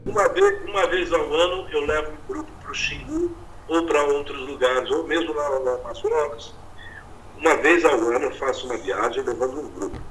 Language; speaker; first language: Portuguese; native; Portuguese